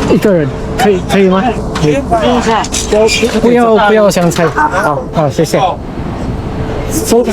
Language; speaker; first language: Chinese; non-native, learner; Indonesian